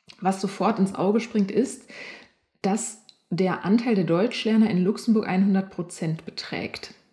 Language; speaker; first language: German; native; German